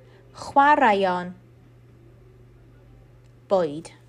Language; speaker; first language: Welsh; non-native, local second language; English